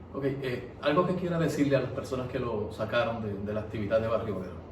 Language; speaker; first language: Spanish; native; Spanish